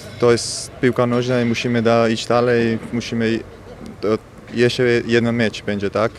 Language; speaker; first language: Polish; non-native, learner; Georgian